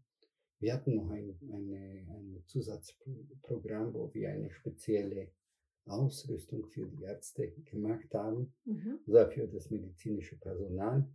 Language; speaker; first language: German; non-native, fluent; Spanish